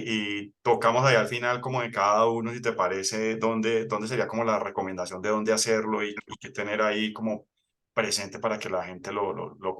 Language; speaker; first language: Spanish; native; Spanish